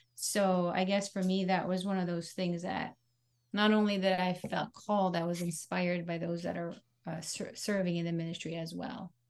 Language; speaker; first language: English; non-native, local second language; Pampanga